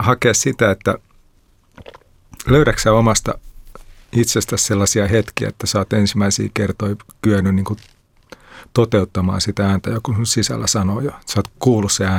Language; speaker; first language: Finnish; native; Finnish